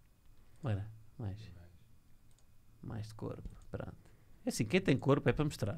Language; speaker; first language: Portuguese; native; Portuguese